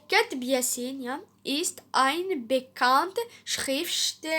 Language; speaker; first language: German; non-native, learner; Arabic